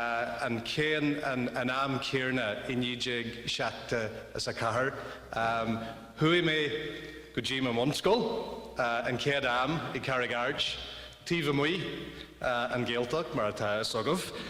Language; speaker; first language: Irish; non-native, learner; English